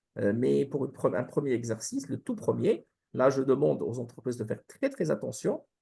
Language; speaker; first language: French; non-native, local second language; Arabic